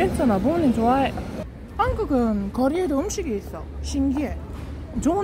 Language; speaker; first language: Korean; non-native, learner; Japanese